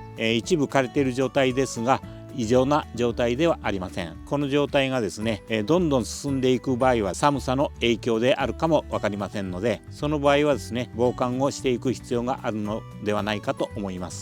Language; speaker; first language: Japanese; native; Japanese